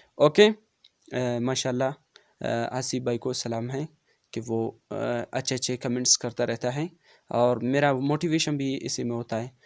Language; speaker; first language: Urdu; non-native, local second language; Brahui